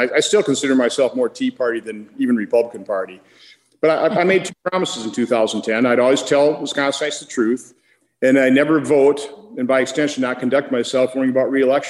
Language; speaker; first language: English; native; English